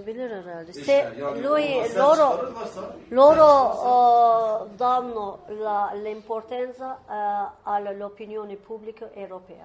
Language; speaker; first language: Italian; non-native, fluent; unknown